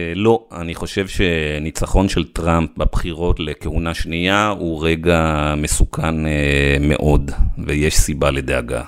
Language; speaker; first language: Hebrew; native; Hebrew